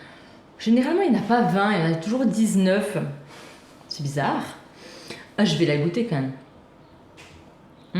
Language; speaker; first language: French; native; French